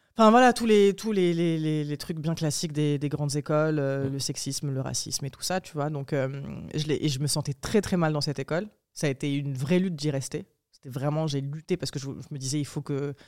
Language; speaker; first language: French; early bilingual, other home language; Arabic